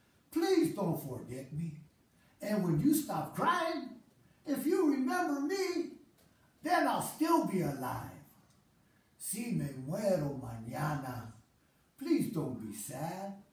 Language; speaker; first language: English; early bilingual, other home language; Spanish